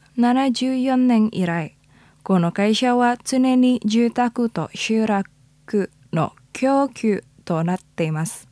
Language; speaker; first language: Japanese; non-native, fluent; Indonesian